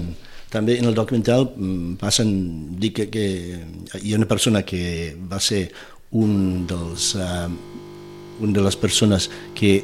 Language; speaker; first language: Catalan; non-native, fluent; English